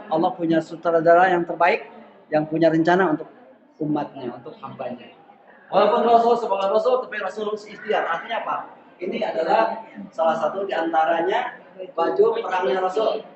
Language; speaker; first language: Indonesian; non-native, local second language; Sundanese